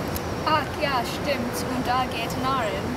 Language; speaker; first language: German; non-native, learner; English